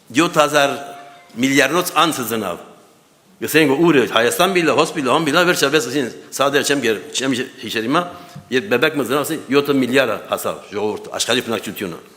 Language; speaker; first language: Armenian; early bilingual, heritage; Armenian